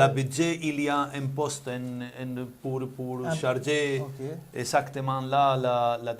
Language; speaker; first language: French; non-native, learner; Spanish